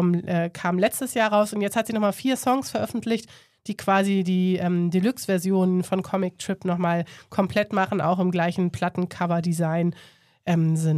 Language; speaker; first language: German; native; German